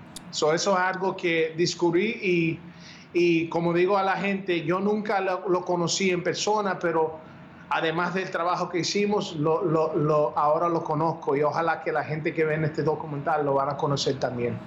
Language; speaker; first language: Spanish; early bilingual, heritage; Spanish